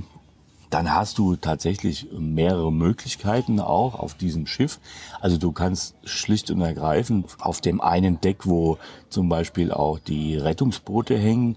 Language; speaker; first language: German; native; German